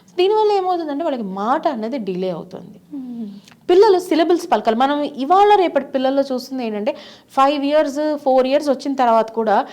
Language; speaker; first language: Telugu; native; Telugu